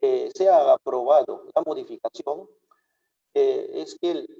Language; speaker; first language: Spanish; non-native, fluent; Japanese